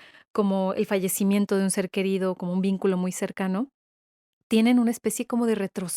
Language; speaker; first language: Spanish; native; Spanish